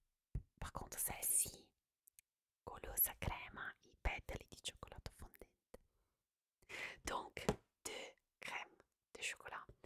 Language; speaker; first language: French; non-native, fluent; Italian